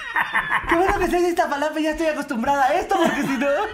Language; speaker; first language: Spanish; native; Spanish